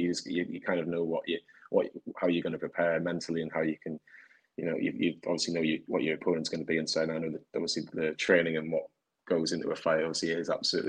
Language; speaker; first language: English; native; English